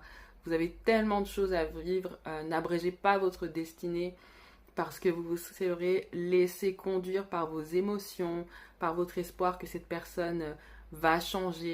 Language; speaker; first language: French; native; French